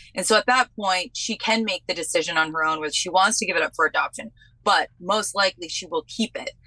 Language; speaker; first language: English; native; English